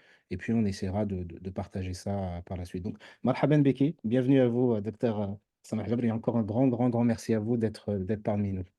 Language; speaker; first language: French; native; French